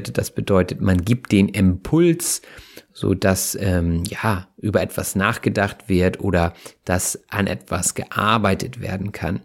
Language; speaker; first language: German; native; German